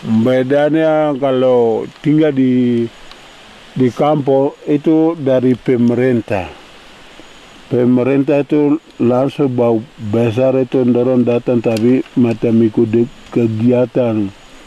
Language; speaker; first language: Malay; non-native, local second language; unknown